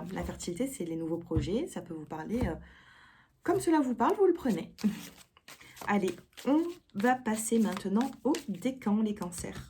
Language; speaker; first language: French; native; French